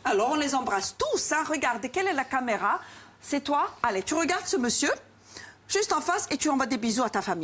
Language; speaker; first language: French; native; French